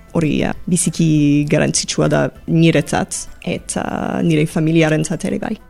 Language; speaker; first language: Basque; non-native, learner; English